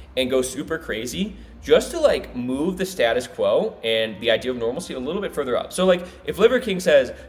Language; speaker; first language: English; native; English